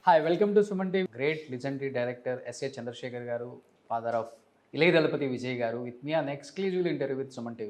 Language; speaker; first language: Telugu; native; Telugu